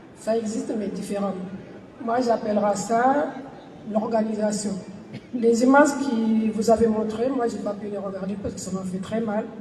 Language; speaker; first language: French; non-native, local second language; Soninke